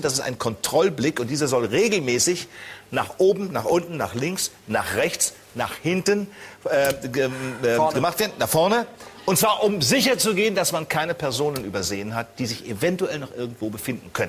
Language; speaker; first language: German; native; German